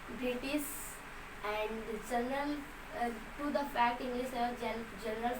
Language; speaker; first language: English; non-native, learner; Hindi